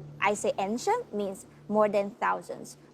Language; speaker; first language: English; non-native, learner; Chinese